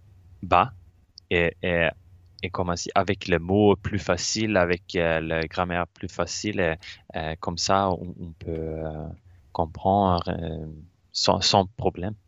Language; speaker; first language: French; non-native, learner; Swedish